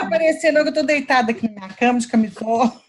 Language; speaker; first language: Portuguese; native; Portuguese